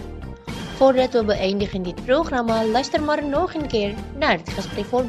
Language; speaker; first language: Dutch; non-native, learner; Indonesian